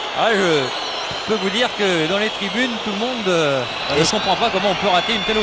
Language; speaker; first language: French; native; French